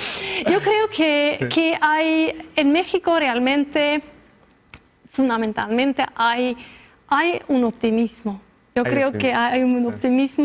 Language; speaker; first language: Spanish; non-native, fluent; Norwegian